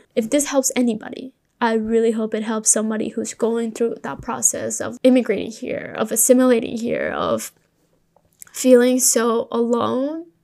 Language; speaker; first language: English; early bilingual, other home language; Spanish